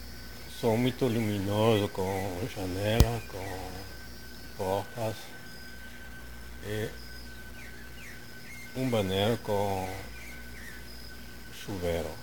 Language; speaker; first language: Portuguese; non-native, fluent; French